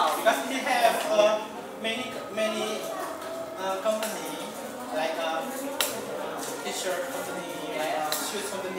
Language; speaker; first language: English; non-native, learner; Indonesian